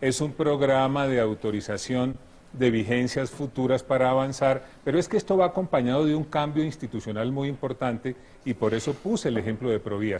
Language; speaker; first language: Spanish; native; Spanish